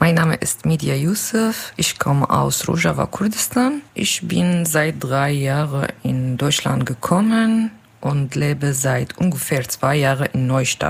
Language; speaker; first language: German; non-native, learner; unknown